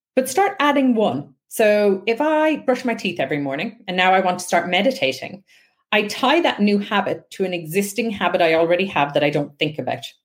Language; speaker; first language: English; native; English